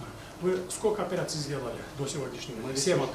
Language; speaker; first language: Russian; non-native, local second language; Kyrgyz